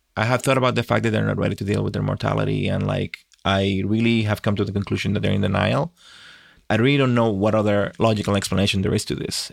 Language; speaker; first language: English; non-native, fluent; Spanish